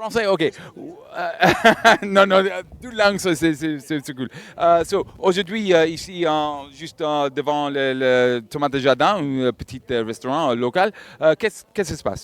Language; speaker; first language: French; non-native, learner; English